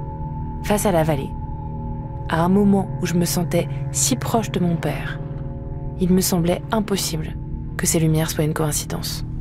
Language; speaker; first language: French; native; French